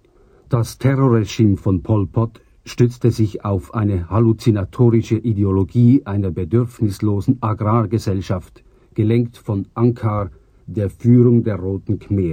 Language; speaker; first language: German; native; German